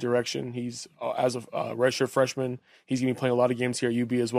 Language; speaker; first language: English; native; English